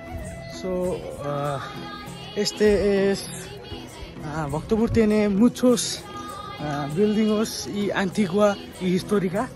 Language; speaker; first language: Spanish; non-native, learner; Nepali